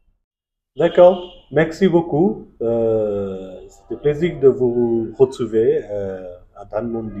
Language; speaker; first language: French; non-native, fluent; Bangla